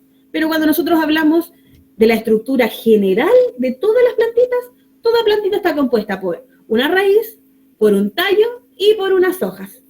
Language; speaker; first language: Spanish; native; Spanish